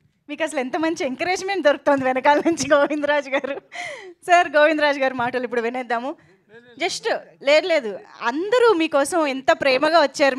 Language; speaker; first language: Telugu; native; Telugu